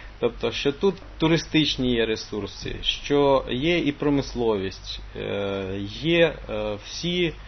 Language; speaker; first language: Ukrainian; non-native, local second language; Russian